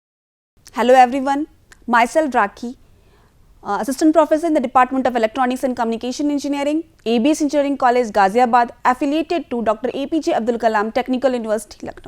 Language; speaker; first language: English; non-native, local second language; Hindi